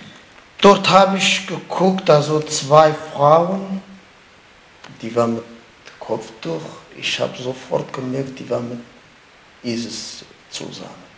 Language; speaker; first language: German; non-native, learner; Kurdish